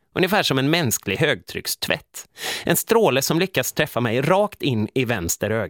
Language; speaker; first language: Swedish; native; Swedish